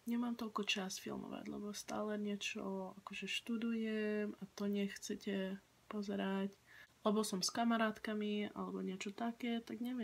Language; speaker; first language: Slovak; early bilingual, heritage; Slovak